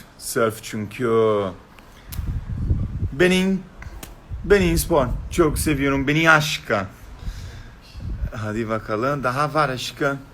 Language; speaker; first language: Turkish; non-native, learner; Portuguese